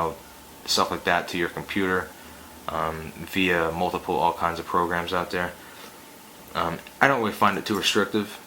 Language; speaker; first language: English; native; English